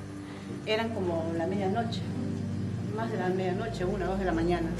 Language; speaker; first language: Spanish; native; Spanish